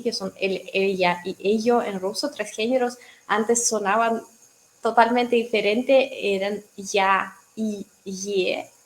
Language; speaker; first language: Spanish; non-native, fluent; Russian